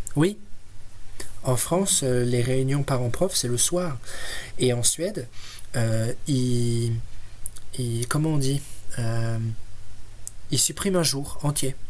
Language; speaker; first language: French; native; French